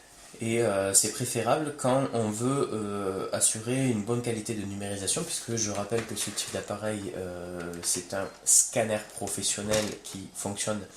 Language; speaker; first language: French; native; French